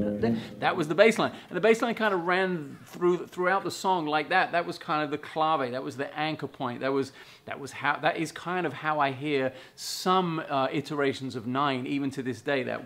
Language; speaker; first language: English; native; English